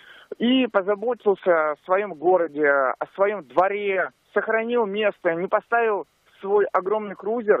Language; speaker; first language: Russian; native; Russian